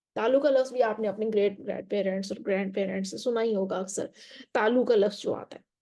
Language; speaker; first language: Urdu; native; Urdu